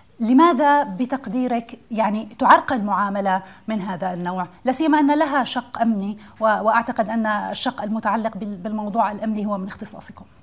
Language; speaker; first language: Arabic; native; Arabic